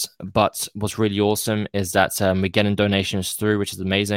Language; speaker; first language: English; native; English